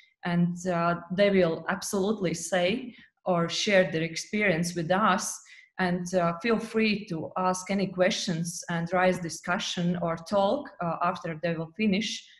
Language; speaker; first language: English; non-native, fluent; Latvian